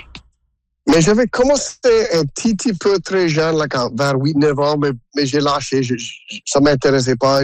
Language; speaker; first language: French; non-native, local second language; English